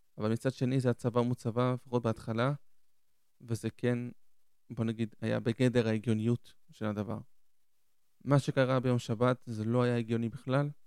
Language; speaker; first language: Hebrew; early bilingual, other home language; Spanish